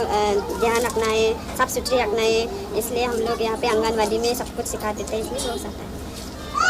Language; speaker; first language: Hindi; non-native, local second language; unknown